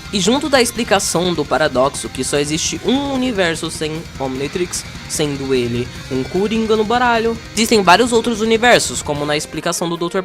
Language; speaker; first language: Portuguese; native; Portuguese